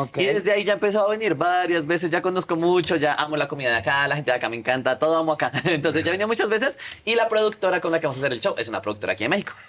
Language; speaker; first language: Spanish; native; Spanish